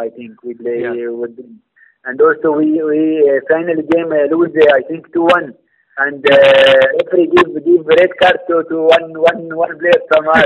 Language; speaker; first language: English; non-native, learner; Arabic